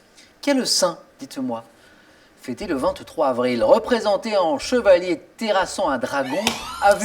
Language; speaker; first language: French; native; French